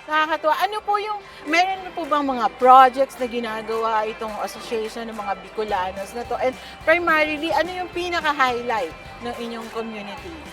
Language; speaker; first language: Filipino; native; Filipino